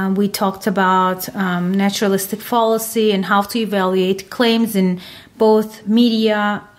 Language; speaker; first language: English; non-native, fluent; Turkish